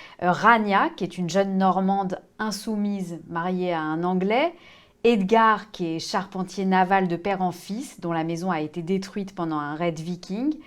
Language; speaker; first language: French; native; French